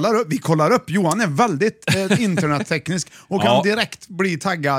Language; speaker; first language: Swedish; native; Swedish